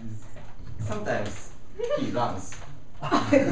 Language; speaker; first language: English; non-native, learner; Japanese